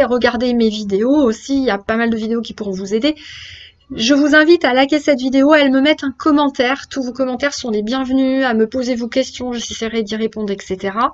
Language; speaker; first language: French; native; French